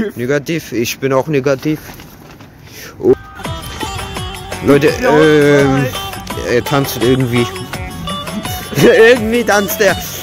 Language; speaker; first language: German; early bilingual, other home language; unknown